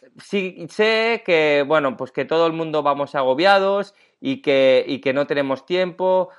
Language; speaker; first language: Spanish; native; Spanish